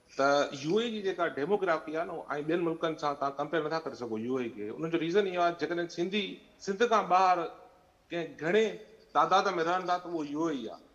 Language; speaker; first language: Sindhi; native; Sindhi